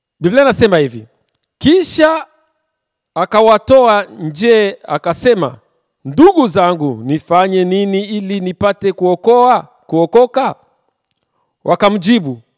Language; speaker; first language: Swahili; native; Swahili